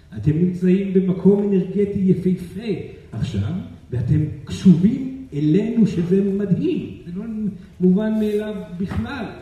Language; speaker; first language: Hebrew; non-native, fluent; Portuguese